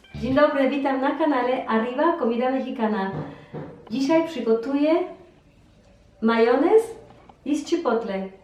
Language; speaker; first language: Polish; non-native, learner; Spanish